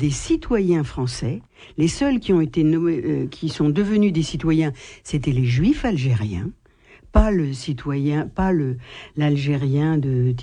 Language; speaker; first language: French; native; French